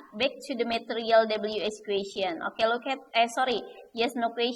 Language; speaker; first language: English; non-native, learner; Indonesian